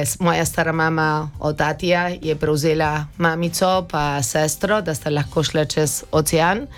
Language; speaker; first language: Slovenian; early bilingual, heritage; Slovenian